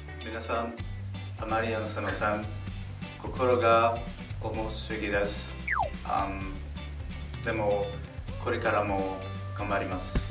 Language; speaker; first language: Japanese; non-native, learner; French